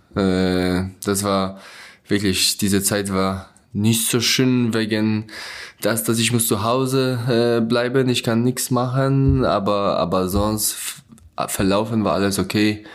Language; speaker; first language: German; non-native, learner; Polish